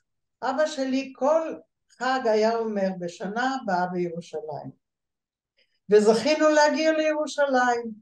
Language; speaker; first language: Hebrew; early bilingual, other home language; Bulgarian